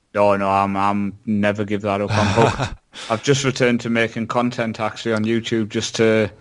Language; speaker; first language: English; native; English